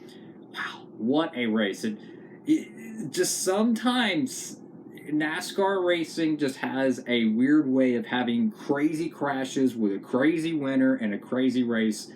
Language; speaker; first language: English; native; English